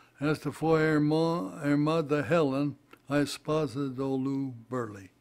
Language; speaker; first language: Portuguese; non-native, fluent; English